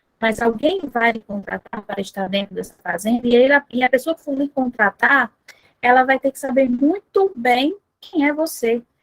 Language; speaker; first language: Portuguese; native; Portuguese